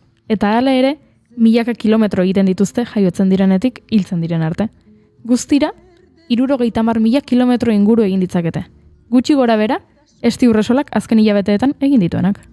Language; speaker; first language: Basque; native; Basque